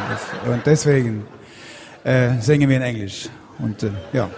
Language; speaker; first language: German; non-native, fluent; Swedish